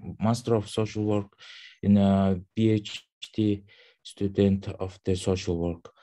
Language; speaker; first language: English; non-native, learner; Mongolian